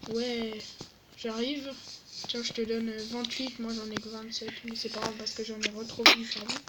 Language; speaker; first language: French; native; French